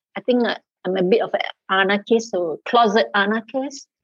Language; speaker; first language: English; non-native, local second language; Malay